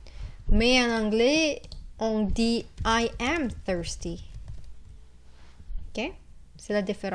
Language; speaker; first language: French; non-native, fluent; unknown